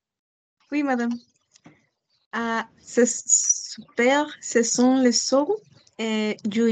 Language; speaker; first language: French; non-native, learner; Spanish